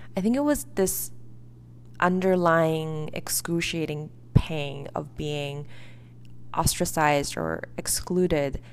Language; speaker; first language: English; early bilingual, other home language; Chinese